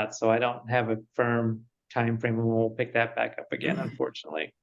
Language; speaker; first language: English; native; English